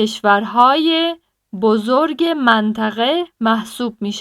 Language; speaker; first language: Persian; non-native, fluent; Turkish